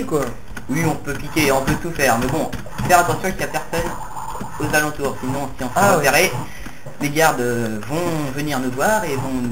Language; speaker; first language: French; native; French